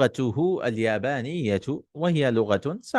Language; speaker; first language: Arabic; non-native, fluent; Urdu